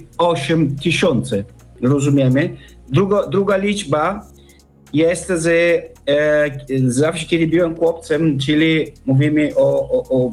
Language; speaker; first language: Polish; non-native, learner; Italian